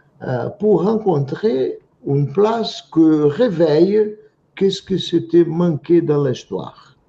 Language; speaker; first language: French; non-native, fluent; Portuguese